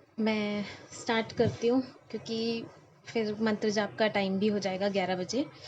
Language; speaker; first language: Hindi; native; Hindi